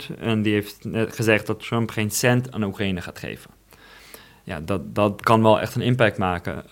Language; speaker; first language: Dutch; non-native, fluent; Russian